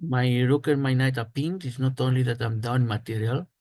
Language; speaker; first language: English; non-native, fluent; Greek